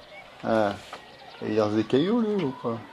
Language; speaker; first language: French; native; French